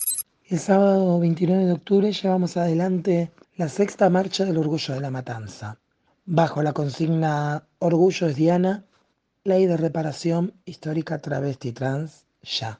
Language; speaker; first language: Spanish; native; Spanish